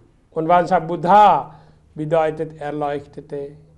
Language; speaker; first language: German; non-native, fluent; Hindi